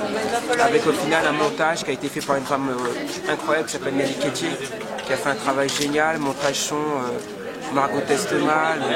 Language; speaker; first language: French; native; French